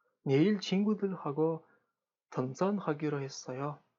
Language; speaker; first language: Korean; non-native, fluent; Kazakh